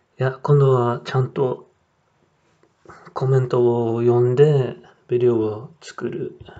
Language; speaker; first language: Japanese; non-native, learner; English